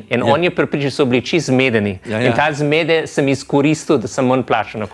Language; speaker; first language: Slovenian; non-native, fluent; English